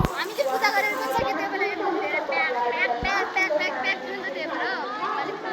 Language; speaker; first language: Nepali; non-native, local second language; Eastern Tamang